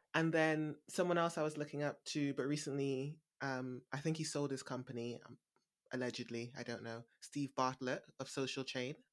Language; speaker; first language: English; native; English